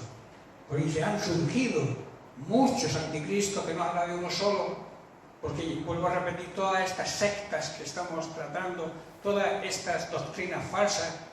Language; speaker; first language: Spanish; native; Spanish